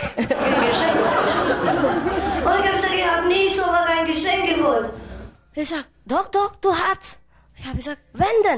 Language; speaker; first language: German; non-native, fluent; Vietnamese